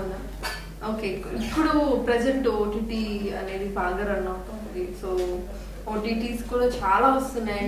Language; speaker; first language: Telugu; native; Telugu